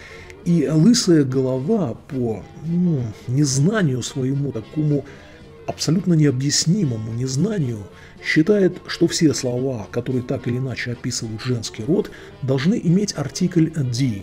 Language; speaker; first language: Russian; native; Russian